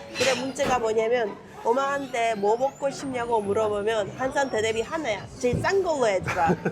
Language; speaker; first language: Korean; non-native, fluent; Russian